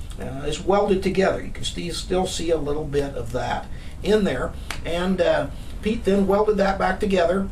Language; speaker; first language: English; native; English